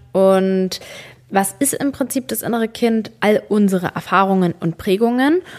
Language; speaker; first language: German; early bilingual, other home language; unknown